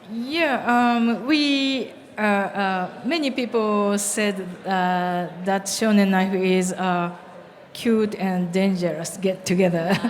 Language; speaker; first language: English; non-native, learner; Japanese